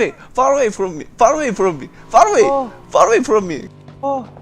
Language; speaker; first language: English; non-native, learner; Korean